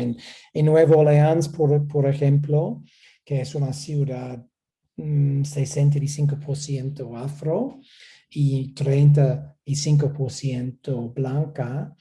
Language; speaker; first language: Spanish; non-native, fluent; English